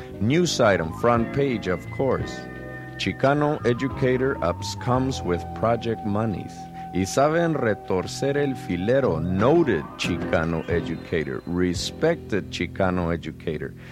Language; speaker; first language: English; early bilingual, other home language; Spanish